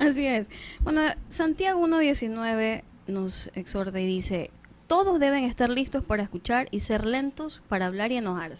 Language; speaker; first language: Spanish; native; Spanish